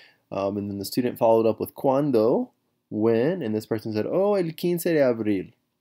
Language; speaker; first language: English; native; English